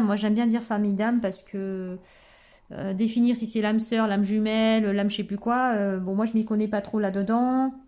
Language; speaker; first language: French; native; French